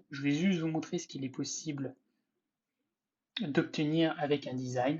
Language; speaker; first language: French; native; French